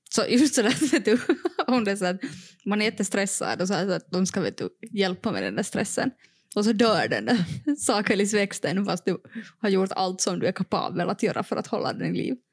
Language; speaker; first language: Swedish; non-native, local second language; Finnish